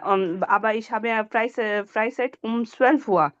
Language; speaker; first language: German; non-native, learner; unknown